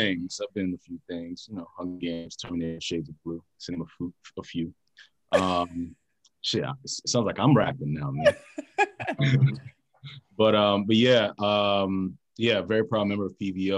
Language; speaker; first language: English; non-native, local second language; Yoruba